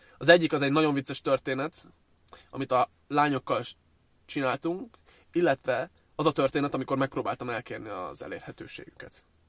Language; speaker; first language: Hungarian; early bilingual, other home language; Chinese